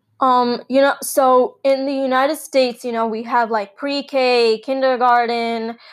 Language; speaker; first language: English; early bilingual, other home language; Gujarati